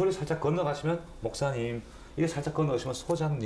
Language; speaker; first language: Korean; native; Korean